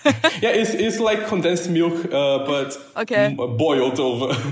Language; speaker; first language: English; non-native, fluent; Portuguese